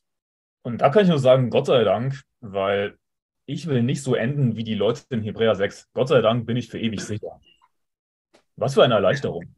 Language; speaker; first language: German; native; German